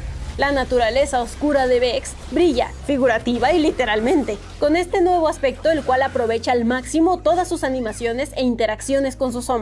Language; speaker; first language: Spanish; native; Spanish